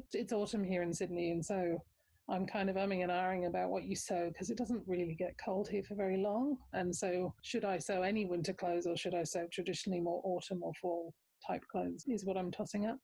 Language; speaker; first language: English; native; English